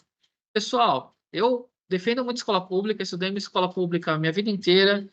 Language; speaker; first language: Portuguese; native; Portuguese